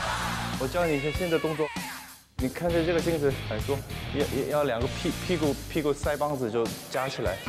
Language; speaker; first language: Chinese; non-native, fluent; Korean